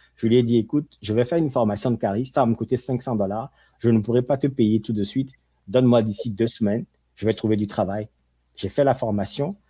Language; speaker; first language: French; non-native, local second language; Ewe